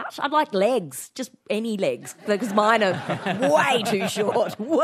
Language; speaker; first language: English; native; English